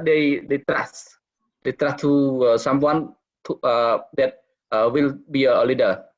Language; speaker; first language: English; non-native, learner; Khmer